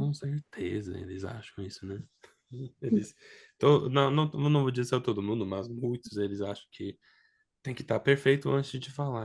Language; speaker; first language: Portuguese; non-native, fluent; English